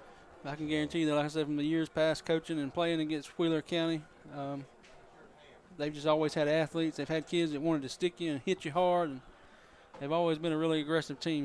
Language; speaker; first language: English; native; English